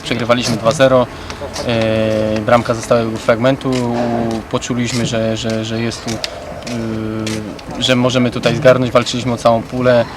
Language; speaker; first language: Polish; native; Polish